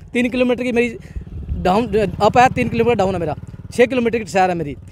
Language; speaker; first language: Hindi; native; Hindi